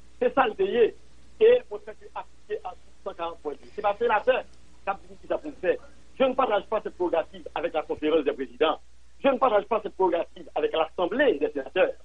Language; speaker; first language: French; non-native, local second language; Haitian Creole